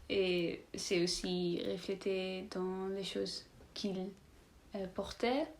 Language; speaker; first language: French; non-native, learner; Dutch